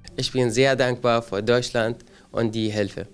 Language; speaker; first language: German; non-native, learner; Arabic